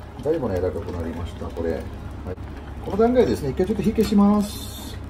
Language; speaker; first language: Japanese; non-native, fluent; Bangla